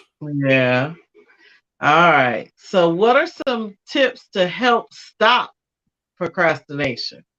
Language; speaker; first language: English; native; English